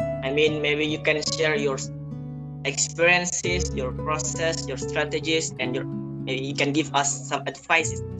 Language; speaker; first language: English; non-native, fluent; Indonesian